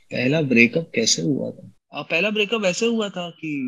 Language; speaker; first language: Hindi; native; Hindi